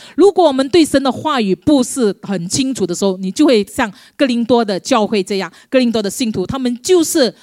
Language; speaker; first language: Chinese; native; Chinese